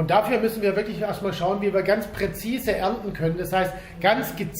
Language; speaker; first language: German; native; German